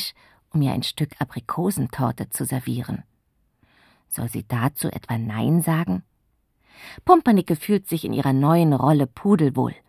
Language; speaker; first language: German; native; German